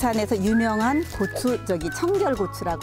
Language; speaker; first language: Korean; native; Korean